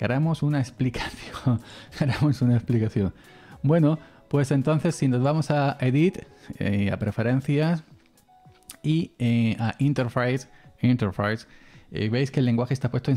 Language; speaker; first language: Spanish; native; Spanish